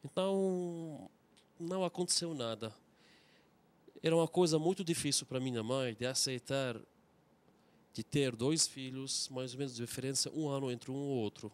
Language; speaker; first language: Portuguese; non-native, fluent; Arabic